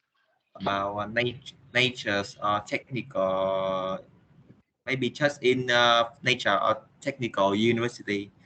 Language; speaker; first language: English; non-native, learner; Vietnamese